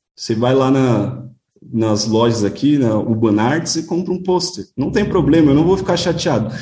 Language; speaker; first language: Portuguese; native; Portuguese